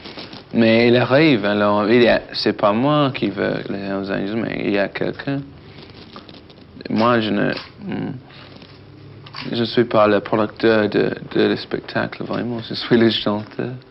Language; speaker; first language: French; non-native, learner; English